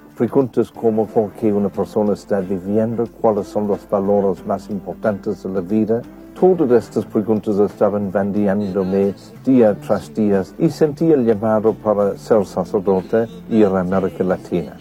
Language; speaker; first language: Spanish; non-native, fluent; English